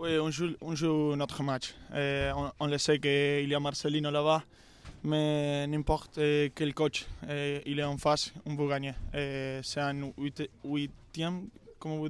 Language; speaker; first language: French; non-native, learner; Spanish